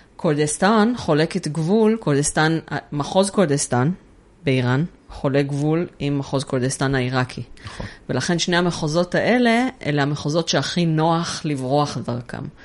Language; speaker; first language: Hebrew; native; Hebrew